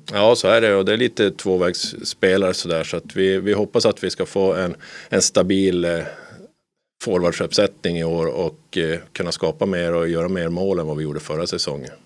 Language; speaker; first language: Swedish; native; Swedish